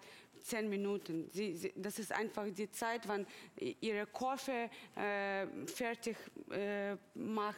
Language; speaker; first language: German; non-native, fluent; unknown